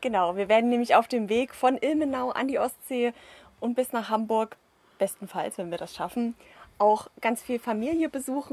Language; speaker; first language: German; native; German